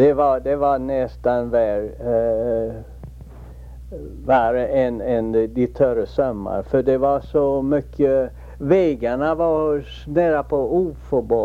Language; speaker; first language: Swedish; early bilingual, heritage; Swedish